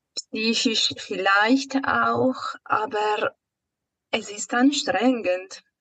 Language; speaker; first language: German; non-native, local second language; Italian